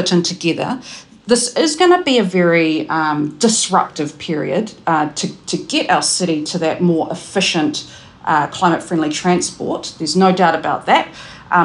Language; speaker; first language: English; native; English